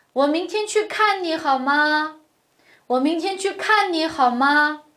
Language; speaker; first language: Chinese; non-native, local second language; Uyghur